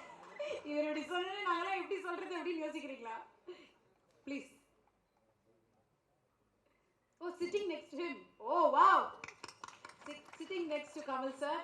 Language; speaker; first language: Tamil; native; Tamil